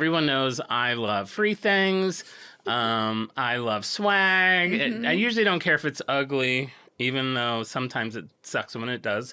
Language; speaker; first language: English; native; English